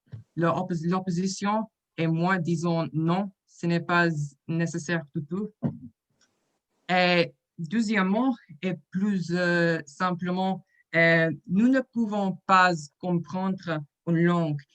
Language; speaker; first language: French; non-native, learner; English